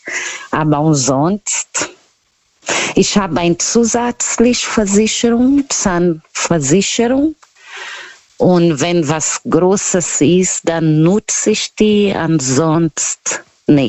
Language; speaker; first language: German; non-native, learner; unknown